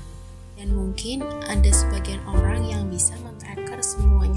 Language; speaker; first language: Indonesian; native; Indonesian